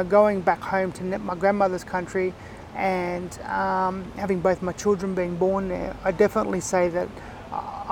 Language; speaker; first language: English; native; English